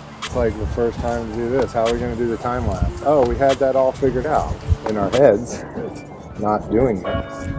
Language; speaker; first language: English; native; English